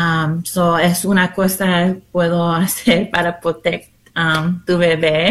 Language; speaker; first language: Spanish; non-native, learner; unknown